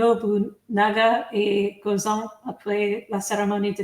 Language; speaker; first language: French; non-native, fluent; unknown